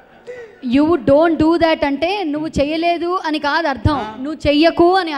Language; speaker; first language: Telugu; native; Telugu